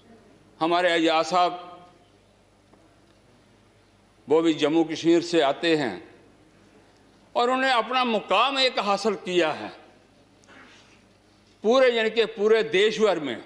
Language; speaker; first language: Hindi; non-native, local second language; Dogri